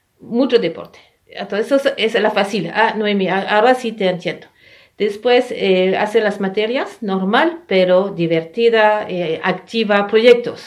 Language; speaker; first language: Spanish; non-native, fluent; French